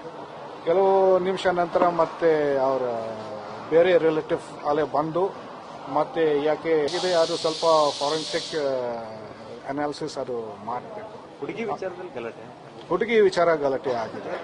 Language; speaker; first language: Kannada; non-native, fluent; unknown